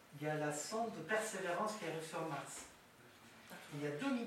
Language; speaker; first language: French; native; French